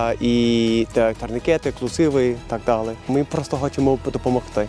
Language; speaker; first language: Ukrainian; non-native, learner; Swedish